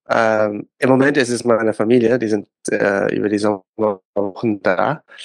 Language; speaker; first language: German; non-native, fluent; English